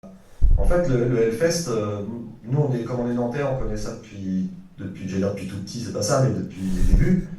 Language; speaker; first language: French; native; French